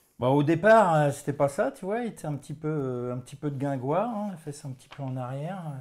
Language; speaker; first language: French; native; French